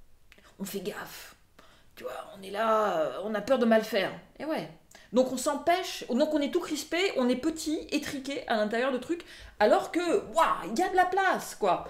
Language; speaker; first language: French; native; French